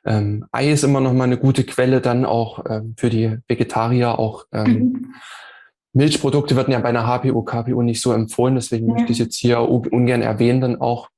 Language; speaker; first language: German; native; German